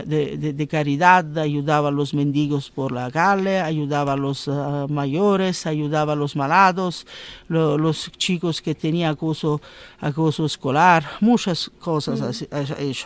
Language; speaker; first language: Spanish; non-native, learner; Italian